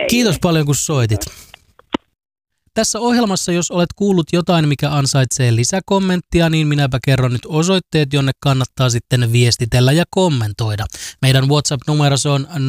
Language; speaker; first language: Finnish; native; Finnish